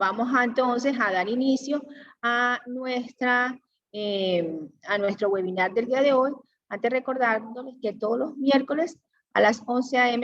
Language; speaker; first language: Spanish; native; Spanish